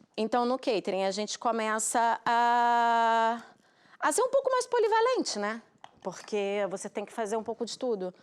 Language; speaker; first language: Portuguese; native; Portuguese